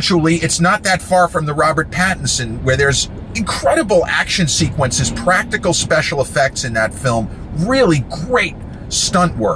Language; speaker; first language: English; native; English